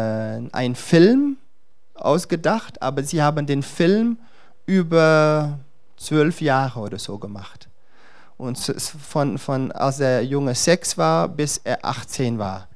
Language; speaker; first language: German; non-native, fluent; Dutch